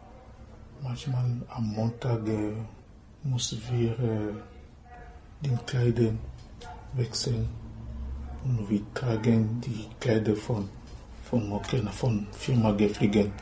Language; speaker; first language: German; non-native, learner; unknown